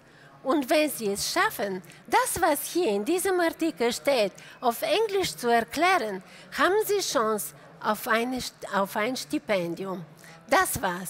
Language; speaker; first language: German; non-native, fluent; Bulgarian